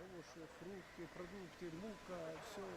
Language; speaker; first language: Russian; non-native, local second language; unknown